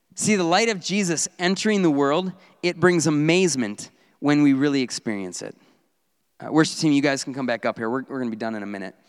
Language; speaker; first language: English; native; English